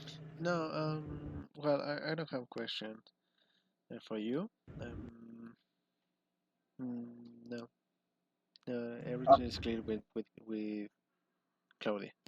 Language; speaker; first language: English; non-native, learner; Spanish